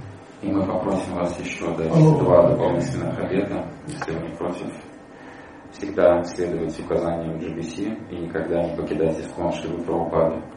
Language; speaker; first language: Russian; native; Russian